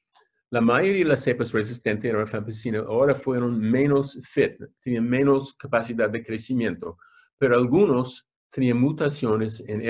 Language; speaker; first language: Spanish; non-native, fluent; English